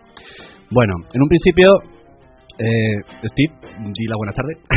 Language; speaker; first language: Spanish; native; Spanish